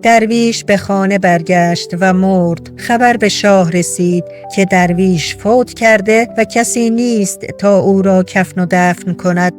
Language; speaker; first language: Persian; native; Persian